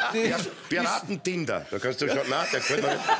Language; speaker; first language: German; native; German